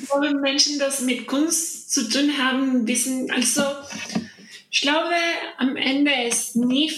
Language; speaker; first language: German; non-native, learner; Spanish